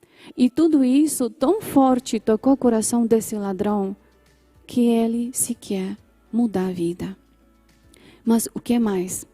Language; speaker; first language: Portuguese; non-native, fluent; Polish